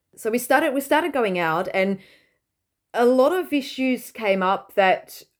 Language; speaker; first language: English; non-native, fluent; Dutch